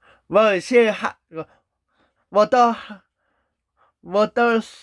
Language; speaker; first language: Chinese; non-native, learner; Korean